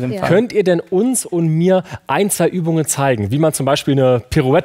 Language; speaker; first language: German; native; German